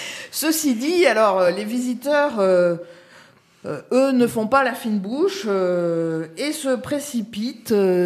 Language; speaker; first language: French; native; French